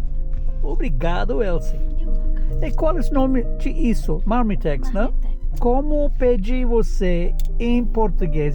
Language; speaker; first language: Portuguese; non-native, learner; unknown